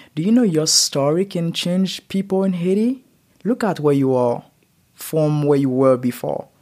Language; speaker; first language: English; non-native, learner; Haitian Creole